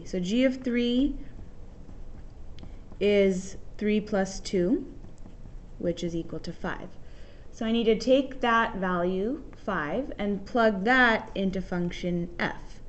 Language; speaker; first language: English; native; English